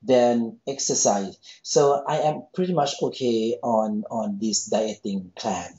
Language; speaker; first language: English; non-native, fluent; Thai